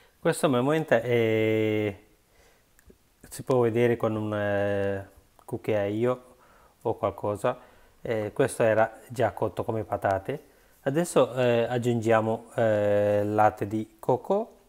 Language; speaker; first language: Italian; non-native, learner; Sinhala